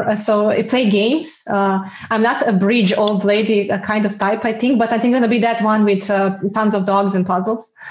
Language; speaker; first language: English; non-native, fluent; Serbian